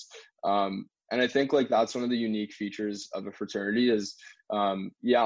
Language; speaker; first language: English; native; English